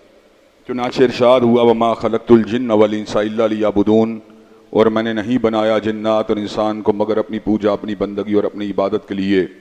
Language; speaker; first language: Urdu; native; Urdu